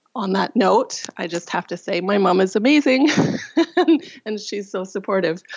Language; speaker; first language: English; non-native, fluent; Russian